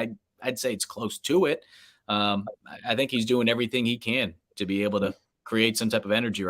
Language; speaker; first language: English; native; English